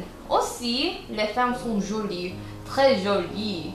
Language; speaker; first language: French; non-native, learner; English